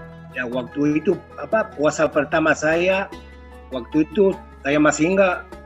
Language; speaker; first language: Indonesian; non-native, fluent; Spanish